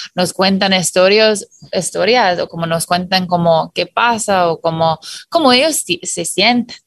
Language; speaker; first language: Spanish; non-native, fluent; English